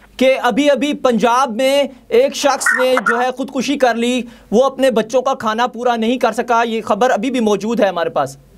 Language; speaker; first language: Urdu; native; Urdu